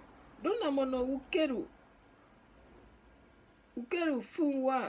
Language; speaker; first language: Japanese; non-native, learner; Ganda